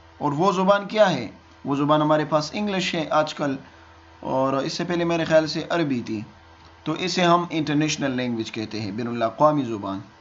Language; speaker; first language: Urdu; non-native, local second language; Pashto